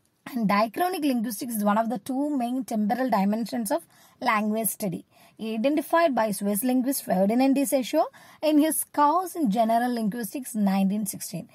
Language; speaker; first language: English; non-native, local second language; Malayalam